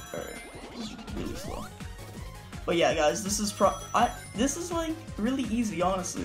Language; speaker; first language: English; native; English